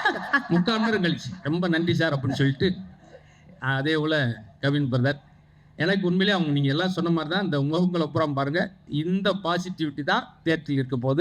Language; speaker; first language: Tamil; native; Tamil